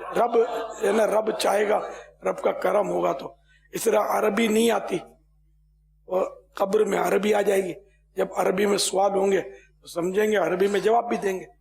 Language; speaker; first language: Urdu; native; Urdu